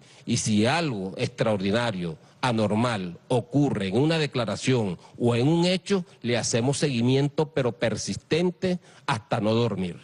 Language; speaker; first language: Spanish; native; Spanish